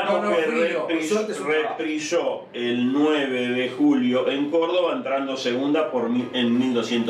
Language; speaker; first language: Spanish; native; Spanish